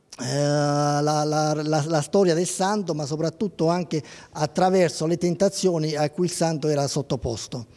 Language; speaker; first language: Italian; native; Italian